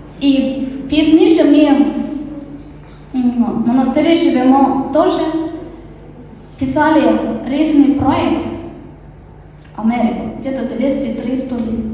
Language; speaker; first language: Ukrainian; non-native, learner; Polish